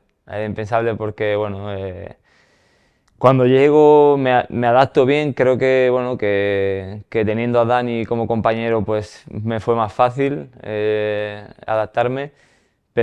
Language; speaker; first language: Spanish; native; Spanish